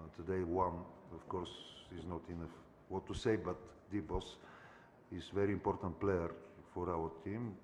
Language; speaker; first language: English; non-native, fluent; Bulgarian